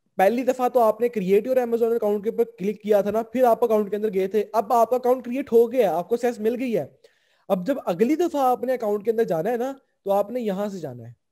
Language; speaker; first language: Urdu; non-native, local second language; Punjabi